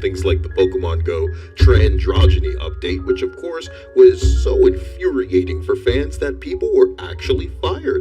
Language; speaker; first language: English; native; English